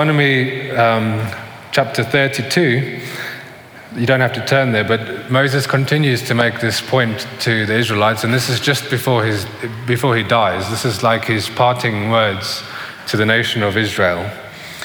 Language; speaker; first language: English; native; English